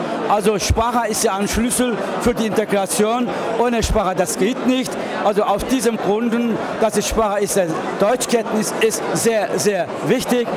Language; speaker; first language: German; non-native, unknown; Turkish